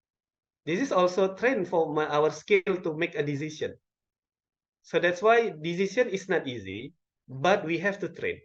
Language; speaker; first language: English; non-native, local second language; Indonesian